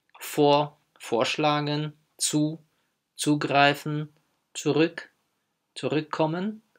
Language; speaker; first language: German; non-native, fluent; Polish